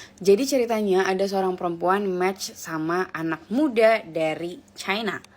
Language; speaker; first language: Indonesian; native; Indonesian